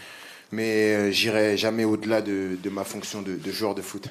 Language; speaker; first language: French; native; French